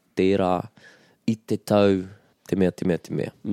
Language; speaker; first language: Māori; non-native, local second language; English